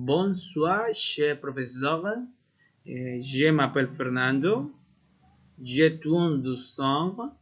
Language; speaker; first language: French; non-native, learner; Spanish